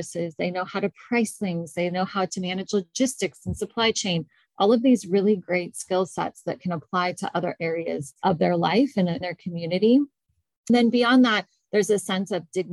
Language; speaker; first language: English; native; English